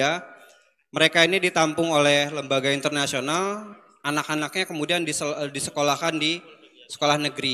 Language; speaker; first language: Indonesian; native; Indonesian